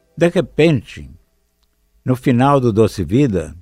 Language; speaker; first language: Portuguese; native; Portuguese